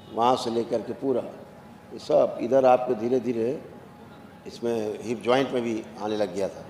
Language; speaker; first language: Hindi; native; Hindi